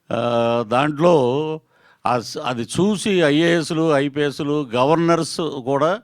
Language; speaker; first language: Telugu; native; Telugu